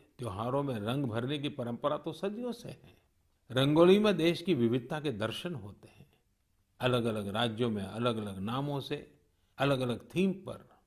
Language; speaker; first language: Hindi; non-native, local second language; Gujarati